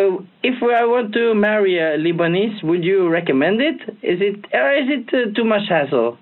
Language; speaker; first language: English; non-native, learner; Norwegian